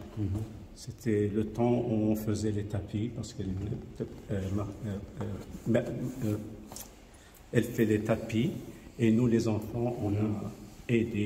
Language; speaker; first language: French; non-native, local second language; Arabic